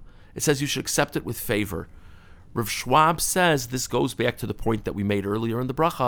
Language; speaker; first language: English; native; English